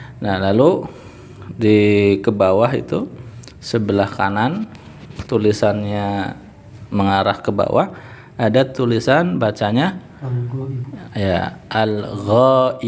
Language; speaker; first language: Indonesian; native; Indonesian